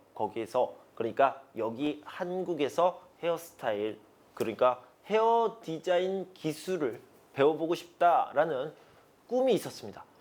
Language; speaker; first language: Korean; native; Korean